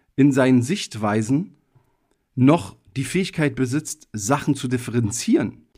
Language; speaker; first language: German; early bilingual, other home language; Italian